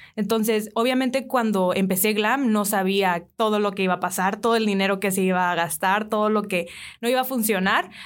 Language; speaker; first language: Spanish; early bilingual, heritage; Spanish